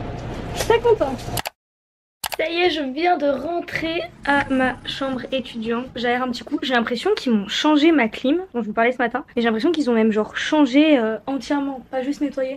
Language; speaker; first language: French; native; French